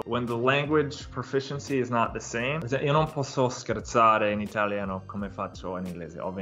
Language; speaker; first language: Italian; non-native, fluent; English